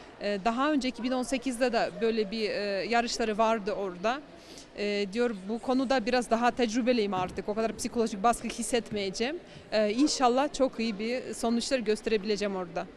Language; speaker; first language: Turkish; non-native, fluent; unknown